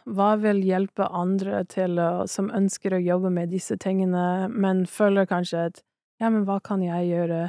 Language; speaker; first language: Norwegian; non-native, fluent; English